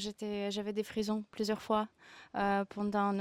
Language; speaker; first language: French; non-native, fluent; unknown